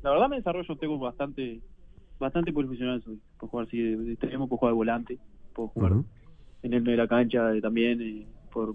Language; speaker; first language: Spanish; native; Spanish